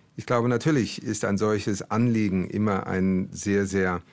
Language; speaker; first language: German; early bilingual, other home language; Portuguese